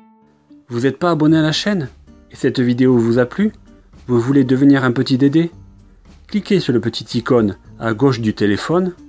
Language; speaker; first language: French; native; French